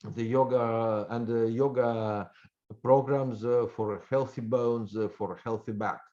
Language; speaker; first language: English; non-native, fluent; Russian